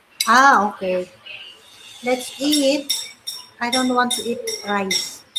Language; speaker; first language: English; non-native, local second language; Filipino